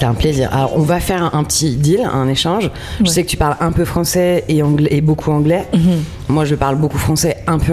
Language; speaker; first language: French; native; French